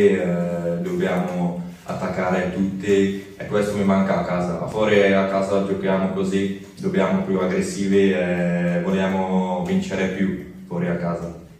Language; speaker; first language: Italian; non-native, learner; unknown